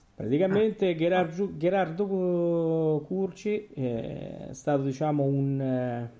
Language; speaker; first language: Italian; native; Italian